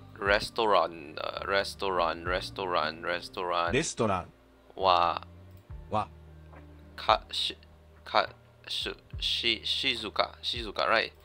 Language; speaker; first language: Japanese; non-native, learner; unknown